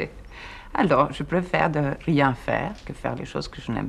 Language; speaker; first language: French; non-native, fluent; Swedish